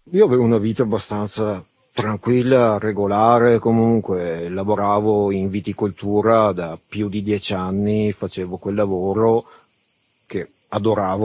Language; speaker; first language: Italian; early bilingual, other home language; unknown